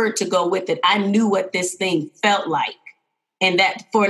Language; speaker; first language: English; native; English